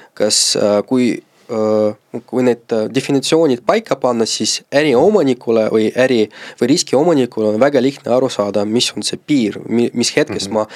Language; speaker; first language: Estonian; non-native, local second language; Russian